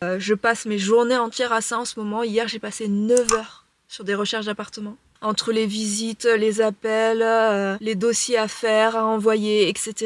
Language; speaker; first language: French; native; French